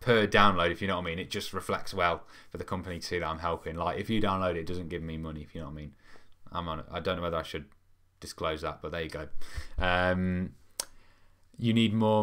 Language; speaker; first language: English; native; English